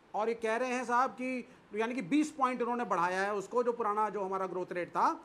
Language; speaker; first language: Hindi; native; Hindi